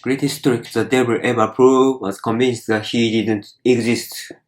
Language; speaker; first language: English; non-native, learner; Japanese